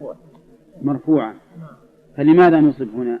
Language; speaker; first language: Arabic; native; Arabic